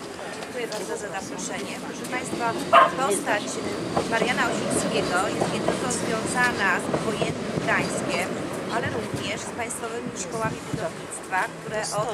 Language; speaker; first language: Polish; native; Polish